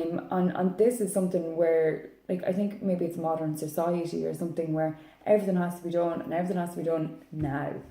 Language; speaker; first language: English; native; English